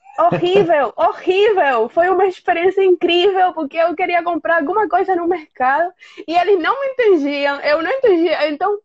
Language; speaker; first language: Portuguese; non-native, fluent; Spanish